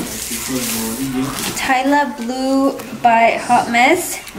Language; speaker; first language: English; early bilingual, other home language; Spanish